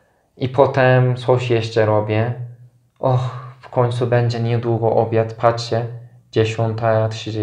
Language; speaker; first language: Polish; non-native, fluent; Turkish